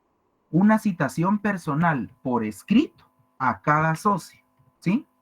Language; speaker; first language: Spanish; native; Spanish